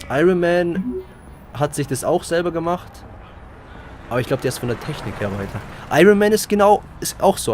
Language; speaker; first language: German; native; German